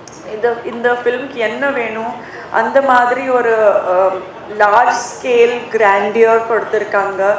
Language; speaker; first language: Tamil; non-native, local second language; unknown